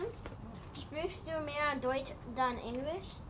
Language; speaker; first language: German; non-native, learner; English